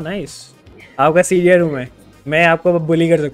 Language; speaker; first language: Hindi; native; Hindi